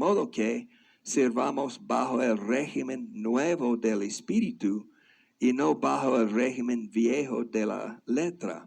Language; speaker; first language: Spanish; non-native, fluent; English